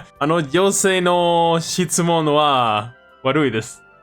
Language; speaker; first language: Japanese; non-native, learner; Spanish